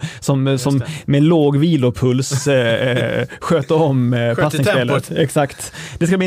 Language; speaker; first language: Swedish; native; Swedish